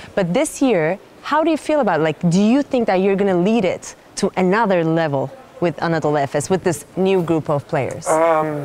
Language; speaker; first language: English; non-native, fluent; Turkish